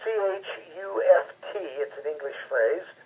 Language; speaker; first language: English; native; English